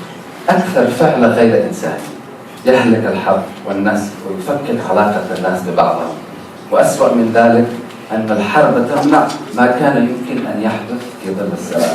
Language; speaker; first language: Arabic; native; Arabic